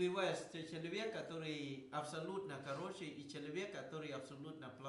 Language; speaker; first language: Russian; non-native, learner; Thai